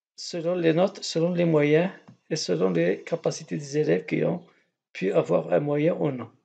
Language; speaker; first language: French; non-native, local second language; Arabic